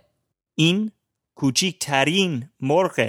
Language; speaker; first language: Persian; non-native, learner; English